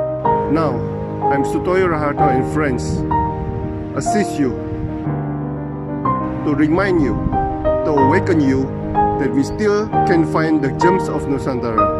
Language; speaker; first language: English; non-native, learner; Indonesian